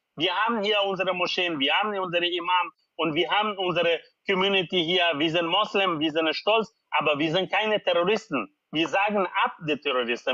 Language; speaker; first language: German; non-native, learner; Persian